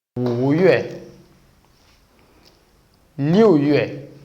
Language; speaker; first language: Chinese; non-native, fluent; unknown